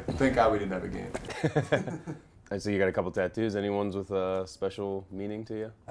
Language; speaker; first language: English; native; English